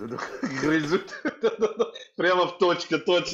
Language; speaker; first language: Russian; non-native, fluent; Arabic